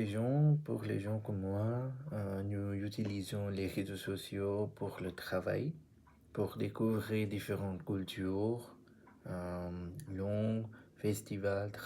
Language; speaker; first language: French; non-native, learner; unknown